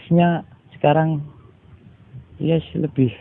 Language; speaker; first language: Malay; non-native, local second language; Javanese